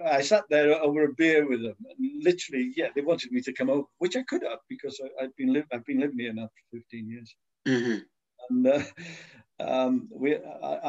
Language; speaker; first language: English; native; English